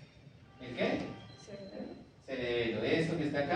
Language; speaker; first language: Spanish; native; Spanish